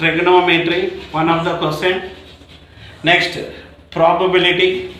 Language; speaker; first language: English; non-native, local second language; Telugu